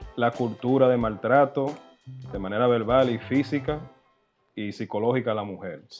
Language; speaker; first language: Spanish; early bilingual, heritage; Spanish